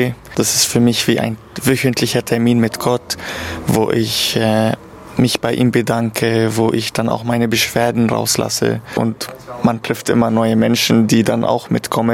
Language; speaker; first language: German; non-native, fluent; Arabic